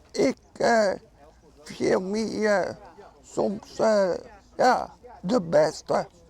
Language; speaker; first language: Dutch; non-native, local second language; Western Frisian